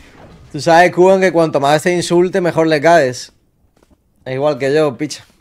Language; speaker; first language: Spanish; native; Spanish